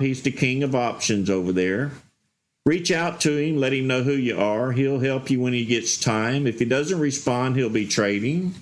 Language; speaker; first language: English; native; English